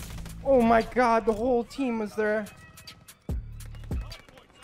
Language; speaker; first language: English; native; English